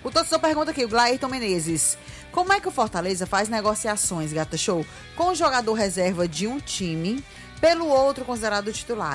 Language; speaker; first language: Portuguese; native; Portuguese